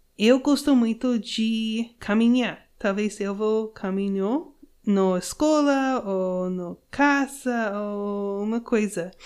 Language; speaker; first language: Portuguese; non-native, learner; English